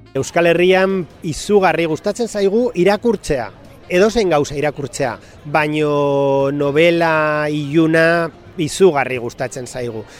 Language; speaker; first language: Basque; native; Basque